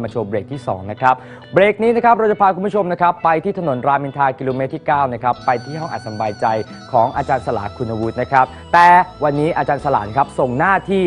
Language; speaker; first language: Thai; native; Thai